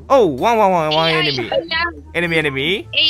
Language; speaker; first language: Japanese; native; Japanese